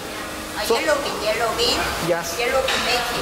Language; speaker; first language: English; non-native, learner; Korean